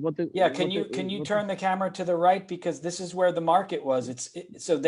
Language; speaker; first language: English; native; English